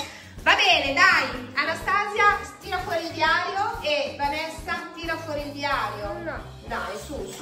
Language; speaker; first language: Italian; native; Italian